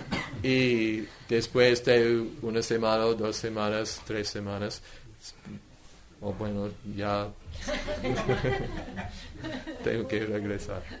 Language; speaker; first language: Spanish; non-native, fluent; English